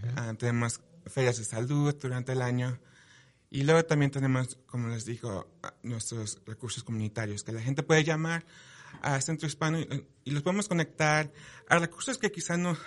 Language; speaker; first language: Spanish; early bilingual, heritage; Spanish